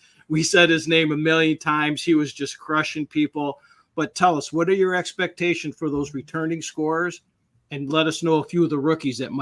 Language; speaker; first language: English; native; English